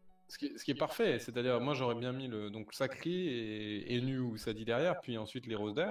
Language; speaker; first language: French; native; French